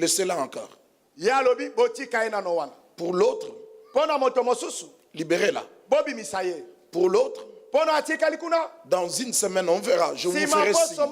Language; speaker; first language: French; non-native, local second language; Lingala